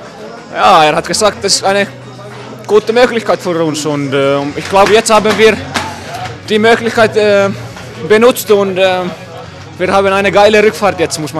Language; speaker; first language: German; non-native, fluent; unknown